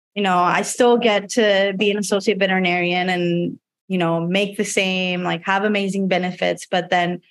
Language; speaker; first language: English; non-native, fluent; Spanish